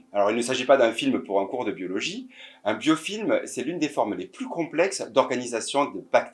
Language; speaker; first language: French; native; French